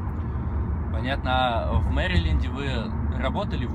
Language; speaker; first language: Russian; native; Russian